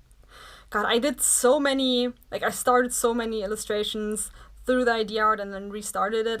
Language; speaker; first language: English; non-native, fluent; German